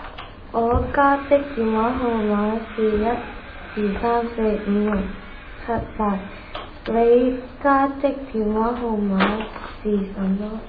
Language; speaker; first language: Chinese; early bilingual, heritage; Chinese